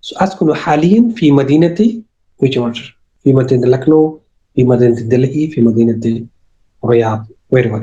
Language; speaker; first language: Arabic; non-native, fluent; Urdu